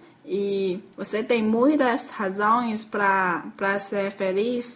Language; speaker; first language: Portuguese; non-native, learner; Chinese